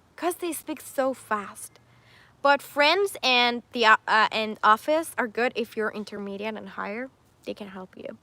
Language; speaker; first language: English; non-native, fluent; Persian